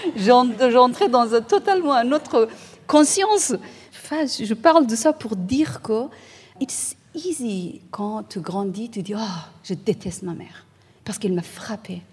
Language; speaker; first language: French; non-native, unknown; Persian